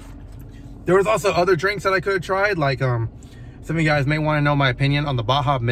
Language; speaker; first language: English; native; English